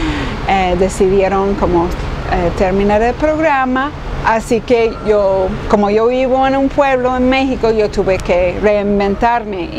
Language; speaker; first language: Spanish; non-native, fluent; English